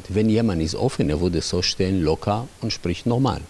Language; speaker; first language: German; non-native, fluent; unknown